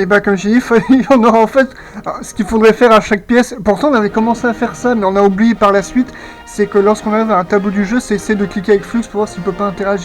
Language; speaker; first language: French; native; French